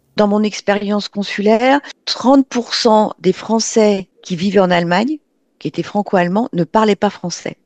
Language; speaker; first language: French; native; French